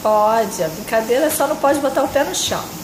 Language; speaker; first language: Portuguese; native; Portuguese